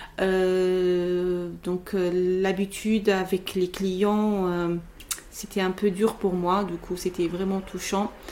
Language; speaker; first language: French; non-native, local second language; Arabic